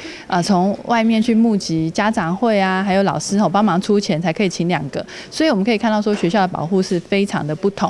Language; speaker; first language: Chinese; native; Chinese